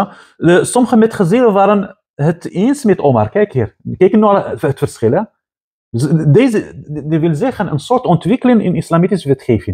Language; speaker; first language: Dutch; non-native, fluent; Arabic